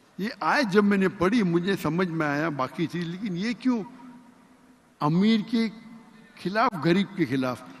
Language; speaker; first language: Urdu; non-native, local second language; Konkani